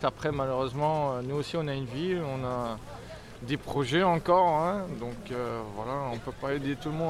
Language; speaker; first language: French; native; French